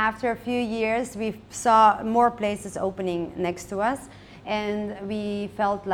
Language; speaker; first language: English; non-native, fluent; Dutch